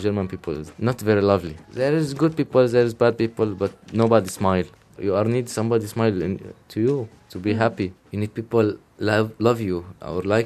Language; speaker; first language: English; non-native, learner; Arabic